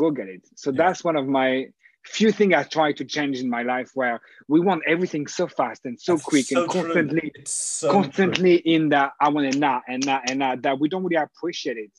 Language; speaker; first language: English; non-native, fluent; French